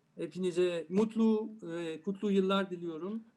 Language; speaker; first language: Turkish; non-native, learner; French